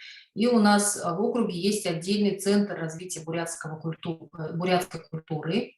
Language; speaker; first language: Russian; native; Russian